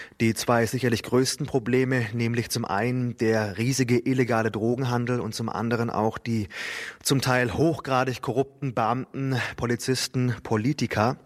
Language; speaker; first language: German; native; German